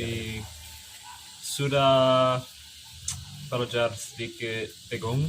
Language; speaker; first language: Indonesian; non-native, fluent; English